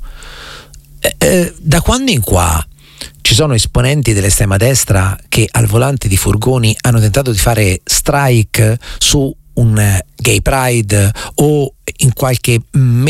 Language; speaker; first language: Italian; native; Italian